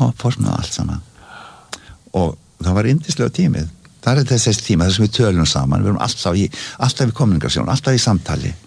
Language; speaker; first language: Icelandic; native; Icelandic